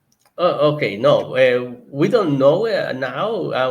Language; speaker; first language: English; non-native, learner; Spanish